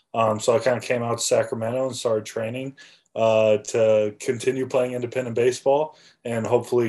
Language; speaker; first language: English; native; English